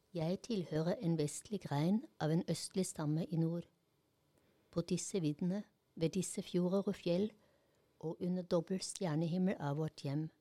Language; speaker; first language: Norwegian; non-native, fluent; German